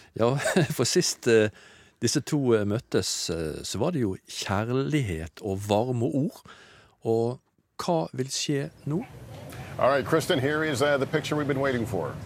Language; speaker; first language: Norwegian; native; Norwegian